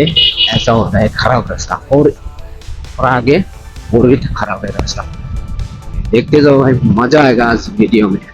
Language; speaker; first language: Hindi; non-native, local second language; Assamese